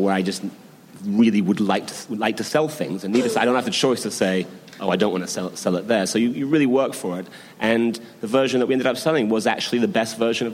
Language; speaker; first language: English; native; English